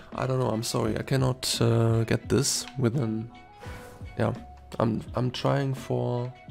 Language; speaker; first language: English; non-native, fluent; German